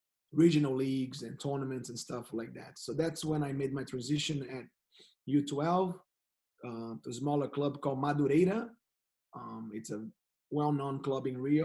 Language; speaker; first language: English; non-native, fluent; Portuguese